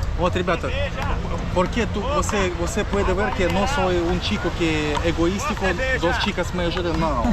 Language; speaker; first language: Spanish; non-native, learner; Russian